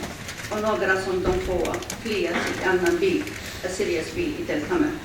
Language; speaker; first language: Swedish; early bilingual, other home language; Assyrian Neo-Aramaic